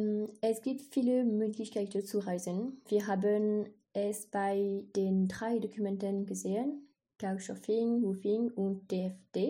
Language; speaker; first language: German; non-native, learner; French